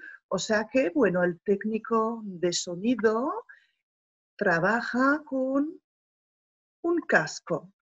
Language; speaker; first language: Spanish; non-native, fluent; French